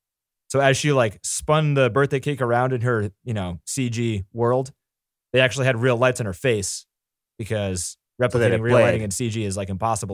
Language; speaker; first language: English; native; English